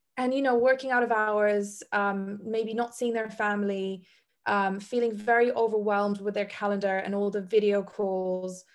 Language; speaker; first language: English; non-native, fluent; Bosnian